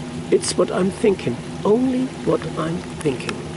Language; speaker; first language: English; non-native, learner; German